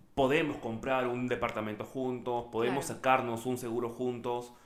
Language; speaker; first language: Spanish; native; Spanish